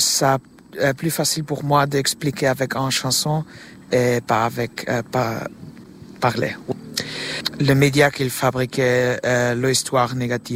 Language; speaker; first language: French; non-native, learner; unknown